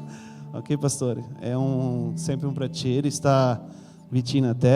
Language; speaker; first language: Italian; non-native, learner; Portuguese